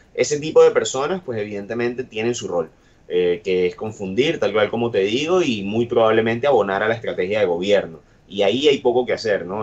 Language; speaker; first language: Spanish; native; Spanish